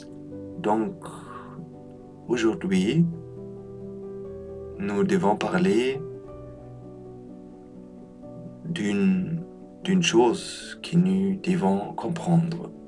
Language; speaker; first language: French; non-native, learner; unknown